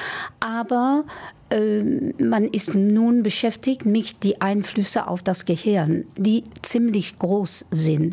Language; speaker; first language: German; non-native, fluent; Dutch